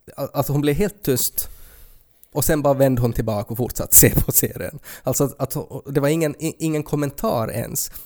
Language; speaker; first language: Swedish; native; Swedish